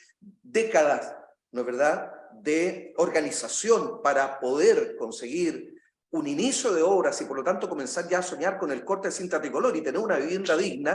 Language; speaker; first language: Spanish; native; Spanish